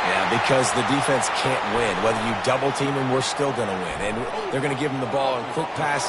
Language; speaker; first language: English; native; English